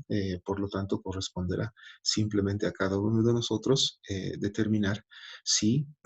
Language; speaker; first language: Spanish; native; Spanish